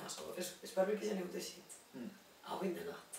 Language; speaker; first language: German; non-native, learner; Spanish